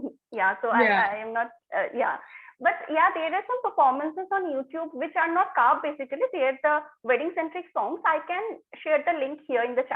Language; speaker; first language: English; non-native, local second language; Bangla